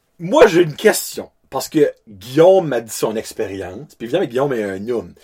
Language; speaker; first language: French; native; French